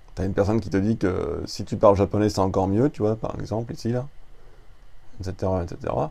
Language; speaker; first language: French; native; French